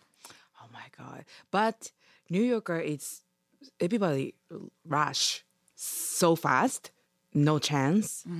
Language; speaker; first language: English; non-native, learner; Japanese